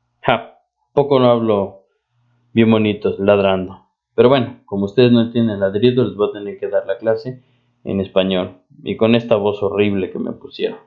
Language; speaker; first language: Spanish; native; Spanish